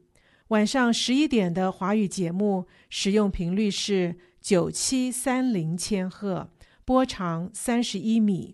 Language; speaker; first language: Chinese; native; Chinese